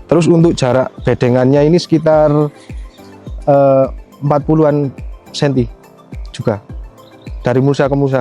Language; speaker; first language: Indonesian; non-native, local second language; Javanese